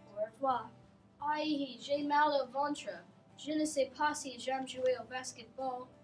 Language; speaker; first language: French; non-native, learner; English